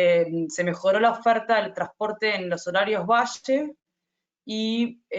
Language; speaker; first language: Spanish; native; Spanish